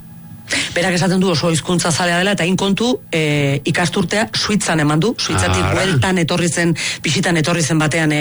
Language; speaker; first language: Basque; native; Basque